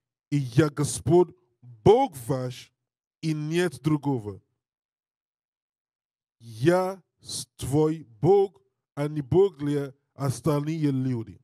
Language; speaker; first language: Russian; non-native, learner; English